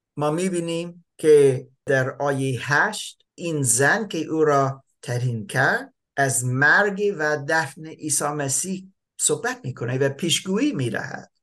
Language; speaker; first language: Persian; non-native, fluent; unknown